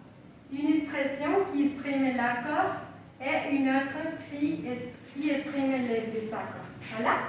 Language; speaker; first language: French; non-native, fluent; Spanish